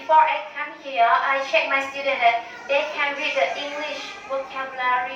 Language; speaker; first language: English; non-native, learner; Thai